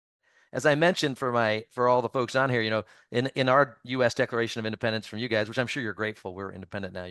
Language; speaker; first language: English; native; English